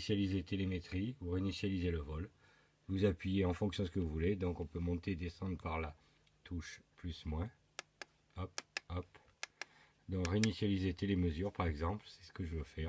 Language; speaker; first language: French; native; French